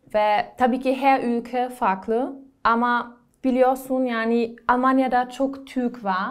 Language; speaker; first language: Turkish; non-native, learner; German